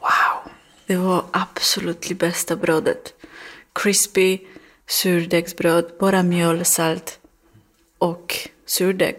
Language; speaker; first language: Swedish; non-native, learner; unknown